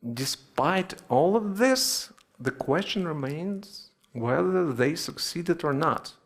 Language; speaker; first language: English; non-native, fluent; Russian